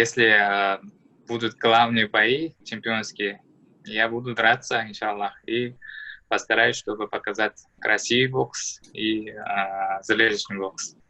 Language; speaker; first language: Russian; non-native, learner; Uzbek